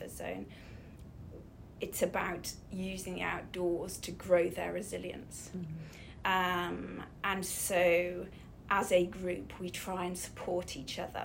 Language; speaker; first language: English; native; English